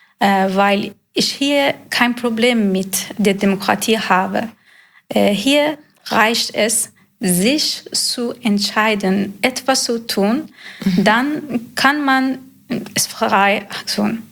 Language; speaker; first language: German; non-native, learner; Persian